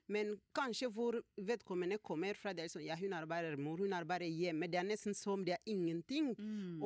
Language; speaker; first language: Norwegian; non-native, fluent; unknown